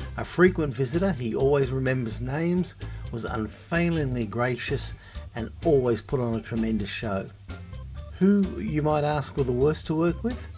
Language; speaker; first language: English; native; English